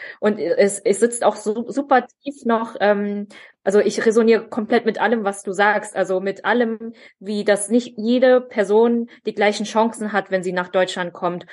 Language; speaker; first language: German; early bilingual, other home language; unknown